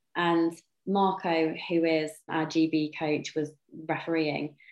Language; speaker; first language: English; native; English